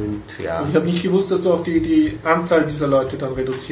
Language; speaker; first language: German; native; German